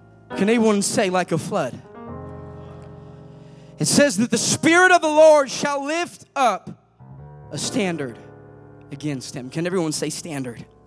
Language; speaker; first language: English; native; English